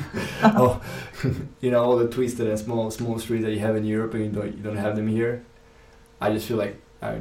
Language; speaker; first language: English; non-native, fluent; Romanian